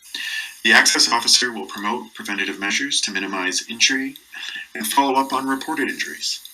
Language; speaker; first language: English; native; English